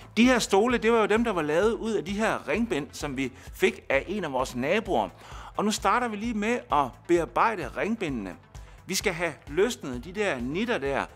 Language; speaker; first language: Danish; native; Danish